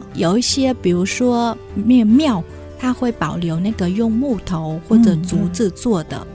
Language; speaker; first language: Chinese; non-native, fluent; Vietnamese